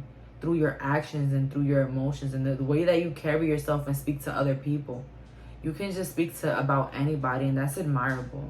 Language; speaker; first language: English; native; English